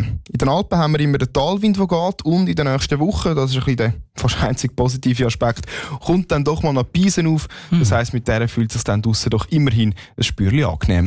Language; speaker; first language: German; native; German